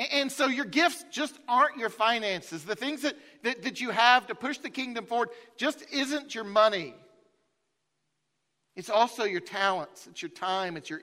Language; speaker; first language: English; native; English